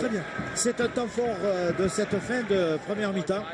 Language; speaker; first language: French; native; French